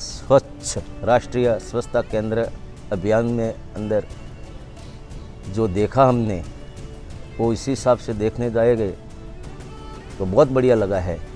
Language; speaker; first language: Hindi; non-native, local second language; Gujarati